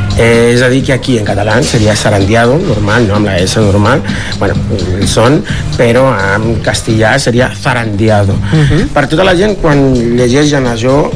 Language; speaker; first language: Catalan; non-native, fluent; Spanish